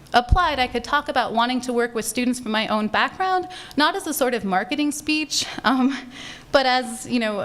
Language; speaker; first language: English; native; English